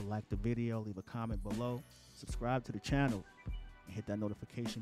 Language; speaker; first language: English; native; English